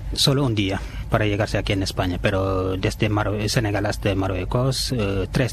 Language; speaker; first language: Spanish; non-native, learner; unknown